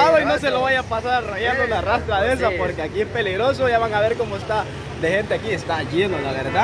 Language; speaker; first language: Spanish; native; Spanish